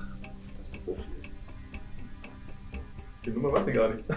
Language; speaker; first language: German; non-native, fluent; Norwegian